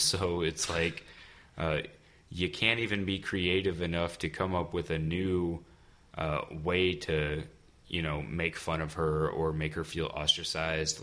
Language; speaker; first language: English; native; English